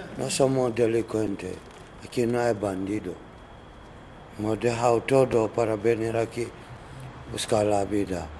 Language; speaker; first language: Spanish; non-native, learner; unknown